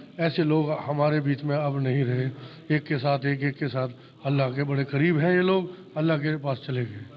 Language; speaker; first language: Urdu; native; Urdu